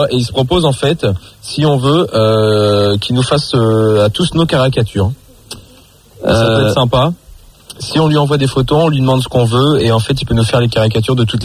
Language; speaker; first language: French; native; French